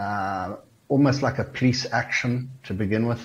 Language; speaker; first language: English; native; English